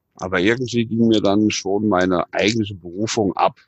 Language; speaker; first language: German; native; German